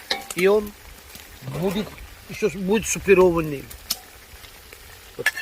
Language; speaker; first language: Russian; non-native, learner; Tajik